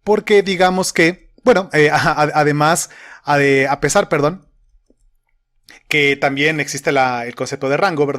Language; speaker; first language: Spanish; native; Spanish